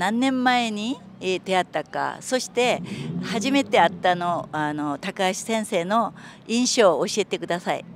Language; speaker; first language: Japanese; non-native, fluent; Korean